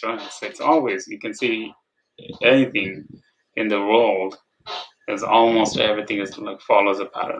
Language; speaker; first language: English; non-native, fluent; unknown